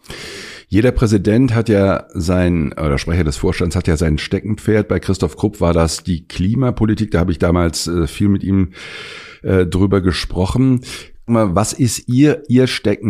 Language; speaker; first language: German; native; German